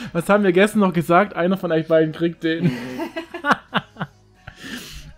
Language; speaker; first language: German; native; German